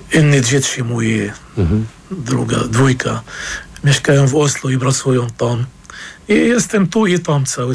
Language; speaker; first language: Polish; non-native, fluent; Arabic